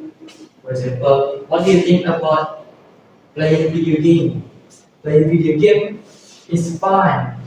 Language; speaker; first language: English; non-native, learner; Indonesian